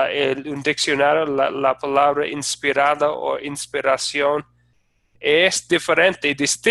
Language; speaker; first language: Spanish; non-native, fluent; English